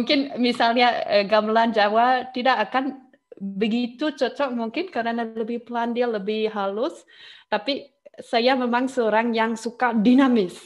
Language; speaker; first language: Indonesian; non-native, fluent; German